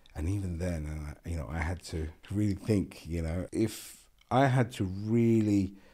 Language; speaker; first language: English; non-native, local second language; Gujarati